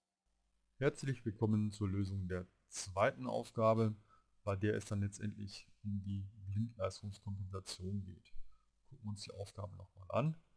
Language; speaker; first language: German; native; German